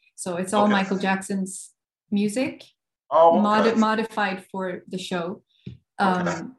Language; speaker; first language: English; non-native, fluent; Swedish